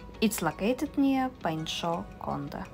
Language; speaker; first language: English; non-native, learner; Russian